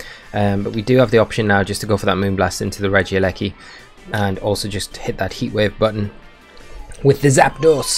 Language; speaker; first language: English; native; English